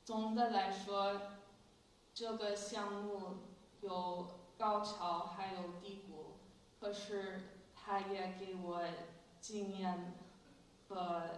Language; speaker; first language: Chinese; non-native, fluent; English